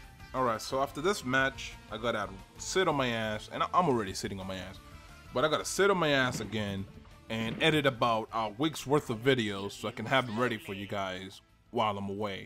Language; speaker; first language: English; native; English